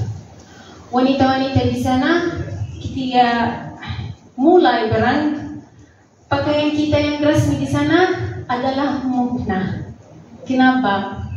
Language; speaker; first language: Indonesian; non-native, fluent; Arabic